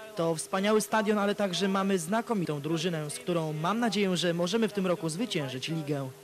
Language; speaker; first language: Polish; native; Polish